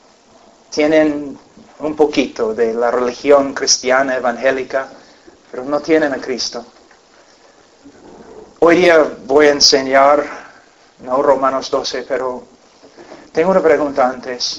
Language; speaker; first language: Spanish; non-native, fluent; English